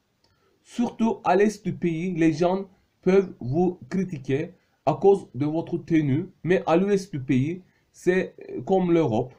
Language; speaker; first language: French; non-native, fluent; Turkish